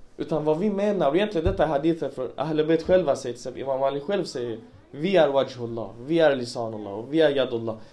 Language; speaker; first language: Swedish; early bilingual, other home language; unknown